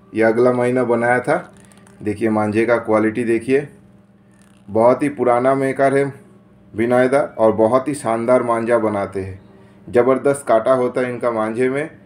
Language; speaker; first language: Hindi; non-native, local second language; Bangla